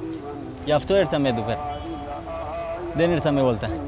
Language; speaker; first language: Greek; non-native, learner; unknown